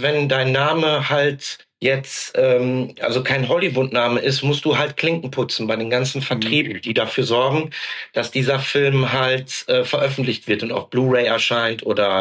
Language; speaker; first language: German; native; German